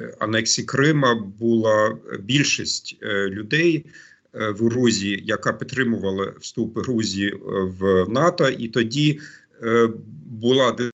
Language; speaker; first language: Ukrainian; non-native, fluent; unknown